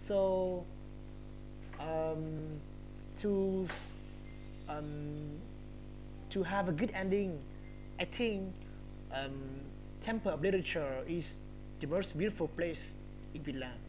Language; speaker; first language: English; non-native, learner; Vietnamese